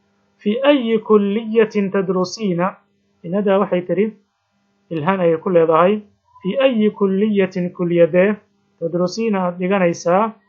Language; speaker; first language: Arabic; non-native, fluent; Somali